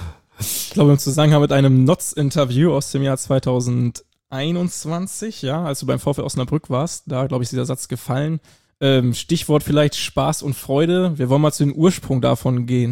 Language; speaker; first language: German; native; German